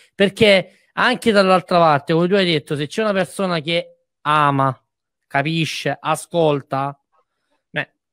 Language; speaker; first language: Italian; native; Italian